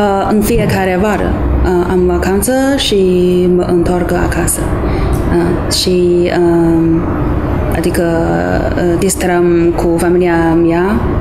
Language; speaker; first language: Romanian; non-native, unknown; Chinese